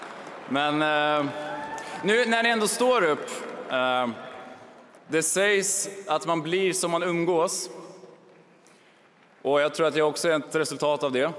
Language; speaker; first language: Swedish; native; Swedish